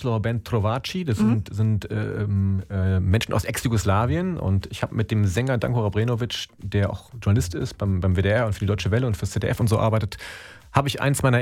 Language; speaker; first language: German; native; German